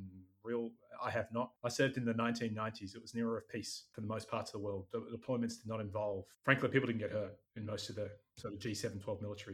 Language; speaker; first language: English; native; English